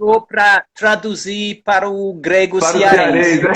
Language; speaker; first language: Portuguese; non-native, fluent; English